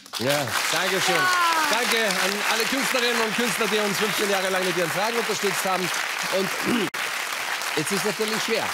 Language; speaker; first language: German; native; German